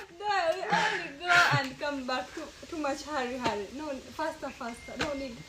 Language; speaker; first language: English; non-native, learner; Swahili